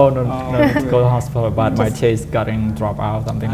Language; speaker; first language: English; non-native, fluent; Khmer